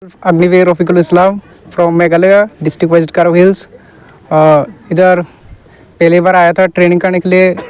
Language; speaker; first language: Hindi; non-native, local second language; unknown